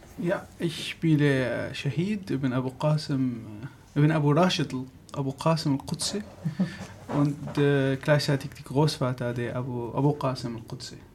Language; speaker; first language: German; non-native, fluent; Arabic